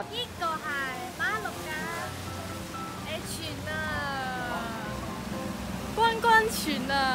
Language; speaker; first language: Cantonese; non-native, learner; Chinese